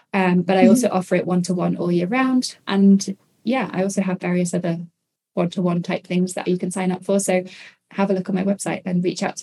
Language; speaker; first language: English; native; English